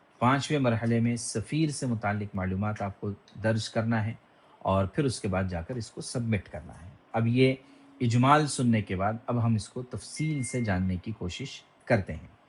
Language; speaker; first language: Urdu; native; Urdu